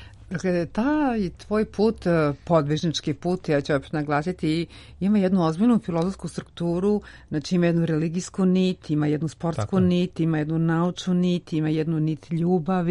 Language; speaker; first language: Serbian; native; Serbian